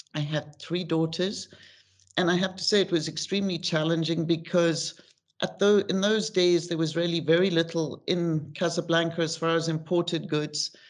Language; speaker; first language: English; native; English